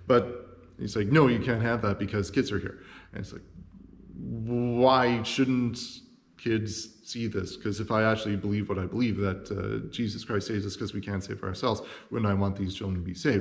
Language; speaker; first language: English; native; English